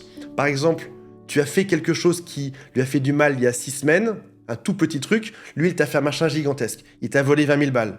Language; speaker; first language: French; native; French